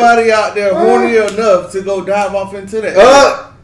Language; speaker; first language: English; native; English